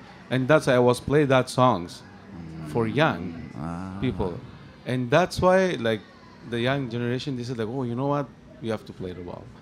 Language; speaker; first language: English; non-native, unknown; Persian